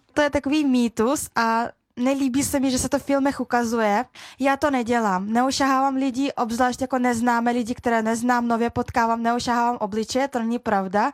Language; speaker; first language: Czech; early bilingual, other home language; Russian